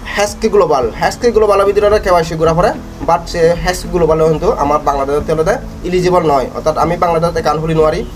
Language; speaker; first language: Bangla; non-native, local second language; Chakma